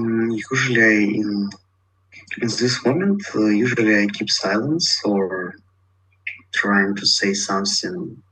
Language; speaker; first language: English; non-native, learner; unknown